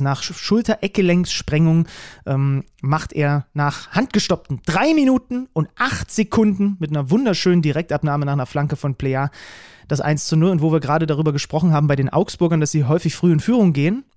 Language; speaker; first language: German; native; German